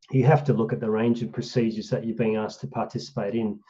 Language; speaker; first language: English; native; English